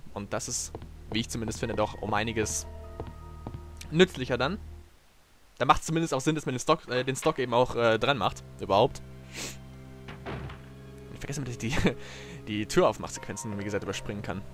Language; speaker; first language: German; native; German